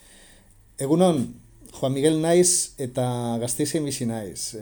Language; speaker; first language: Basque; non-native, learner; Spanish